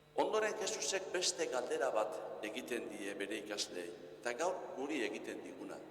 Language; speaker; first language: Basque; native; Basque